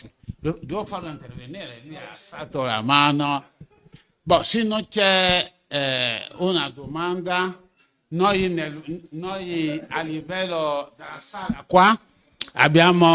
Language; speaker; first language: Italian; non-native, fluent; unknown